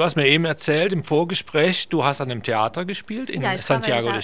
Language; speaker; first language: German; native; German